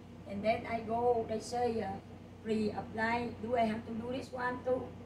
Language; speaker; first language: English; non-native, learner; Vietnamese